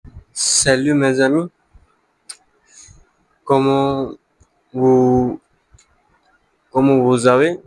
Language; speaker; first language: French; non-native, learner; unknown